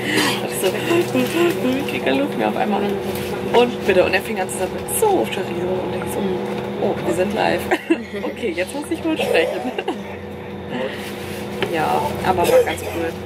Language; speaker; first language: German; native; German